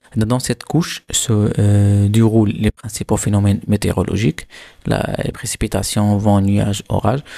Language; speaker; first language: French; non-native, local second language; Arabic